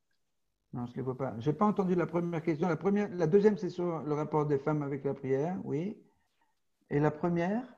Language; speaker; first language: French; native; French